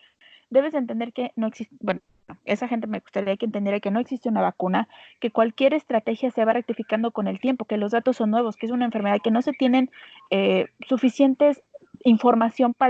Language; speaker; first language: Spanish; native; Spanish